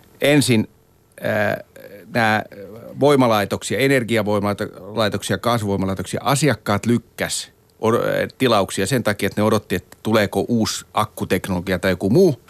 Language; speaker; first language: Finnish; native; Finnish